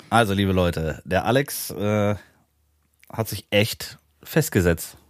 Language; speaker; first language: German; native; German